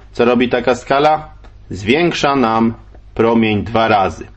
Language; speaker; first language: Polish; native; Polish